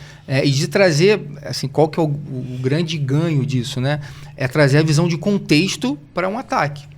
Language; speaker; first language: Portuguese; native; Portuguese